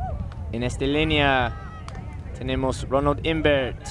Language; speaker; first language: Spanish; non-native, learner; English